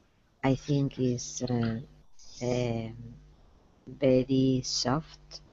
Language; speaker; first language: English; non-native, learner; Spanish